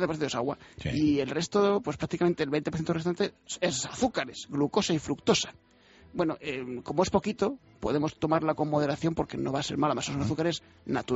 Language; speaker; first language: Spanish; native; Spanish